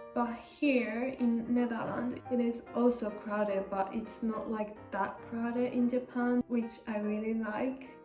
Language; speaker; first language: English; non-native, fluent; Japanese